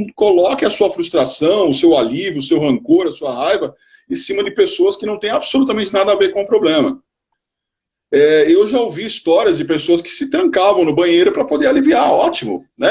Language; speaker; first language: Portuguese; native; Portuguese